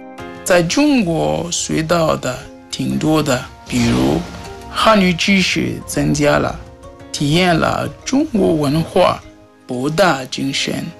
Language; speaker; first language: Chinese; non-native, fluent; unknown